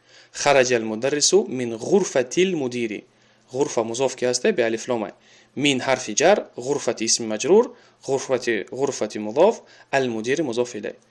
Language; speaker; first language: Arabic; non-native, fluent; Tajik